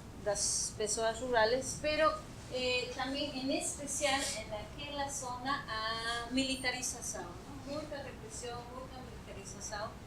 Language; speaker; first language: Portuguese; non-native, fluent; Spanish